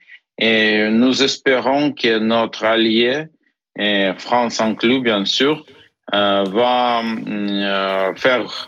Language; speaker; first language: French; non-native, learner; Ukrainian